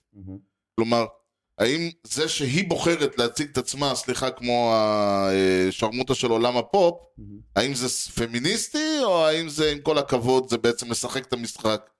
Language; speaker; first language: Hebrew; native; Hebrew